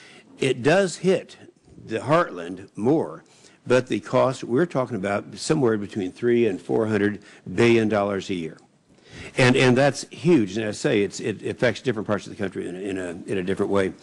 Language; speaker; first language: English; native; English